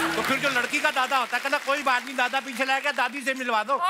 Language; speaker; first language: Hindi; native; Hindi